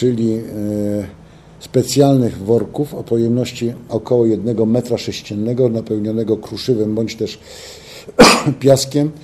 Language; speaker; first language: Polish; native; Polish